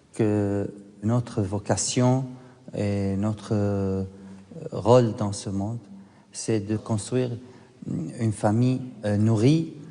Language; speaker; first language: French; non-native, fluent; Arabic